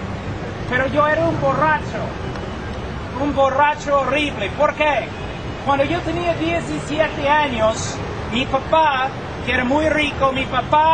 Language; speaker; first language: Spanish; non-native, fluent; English